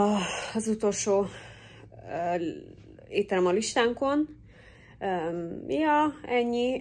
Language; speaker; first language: Hungarian; early bilingual, heritage; English